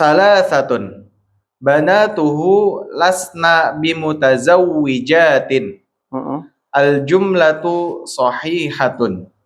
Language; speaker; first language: Arabic; non-native, learner; Indonesian